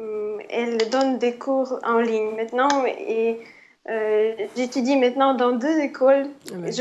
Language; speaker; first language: French; non-native, fluent; Ukrainian